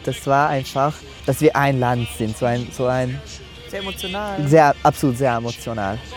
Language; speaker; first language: German; non-native, fluent; Hungarian